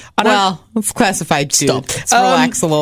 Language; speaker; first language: English; native; English